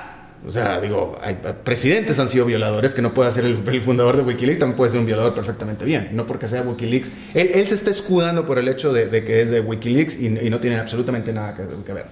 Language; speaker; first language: Spanish; native; Spanish